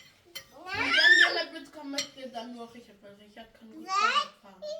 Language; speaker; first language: German; early bilingual, other home language; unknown